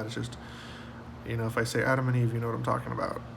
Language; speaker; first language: English; native; English